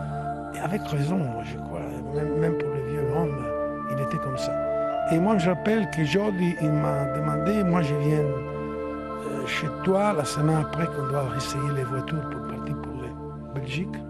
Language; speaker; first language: French; non-native, fluent; Italian